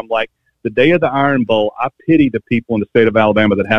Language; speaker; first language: English; native; English